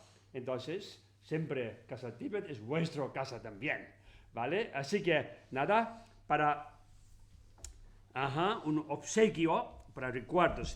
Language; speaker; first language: Spanish; non-native, learner; Tibetan